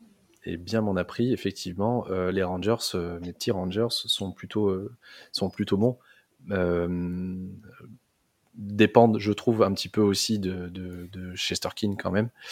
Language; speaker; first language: French; native; French